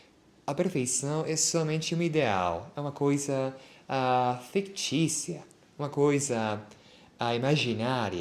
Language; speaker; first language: Portuguese; non-native, fluent; Spanish